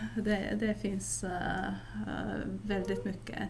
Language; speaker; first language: Swedish; non-native, fluent; Romanian